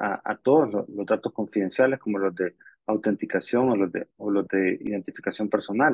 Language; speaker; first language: Spanish; native; Spanish